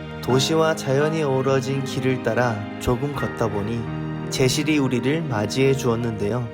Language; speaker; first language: Korean; native; Korean